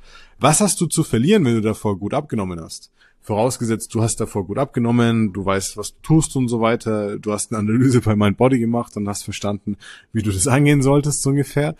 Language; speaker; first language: German; native; German